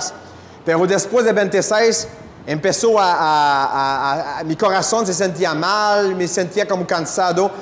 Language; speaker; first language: Spanish; non-native, fluent; French